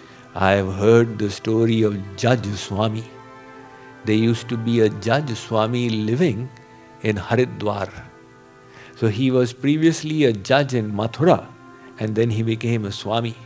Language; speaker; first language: English; non-native, local second language; Hindi